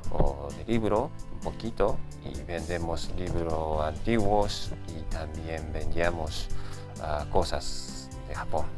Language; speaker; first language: Spanish; non-native, fluent; Japanese